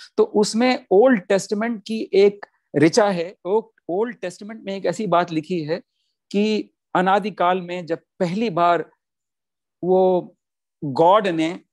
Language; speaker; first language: Hindi; native; Hindi